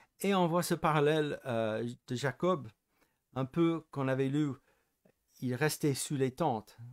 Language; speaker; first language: French; non-native, fluent; English